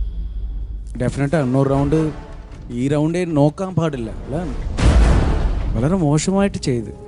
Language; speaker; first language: Malayalam; non-native, learner; Tamil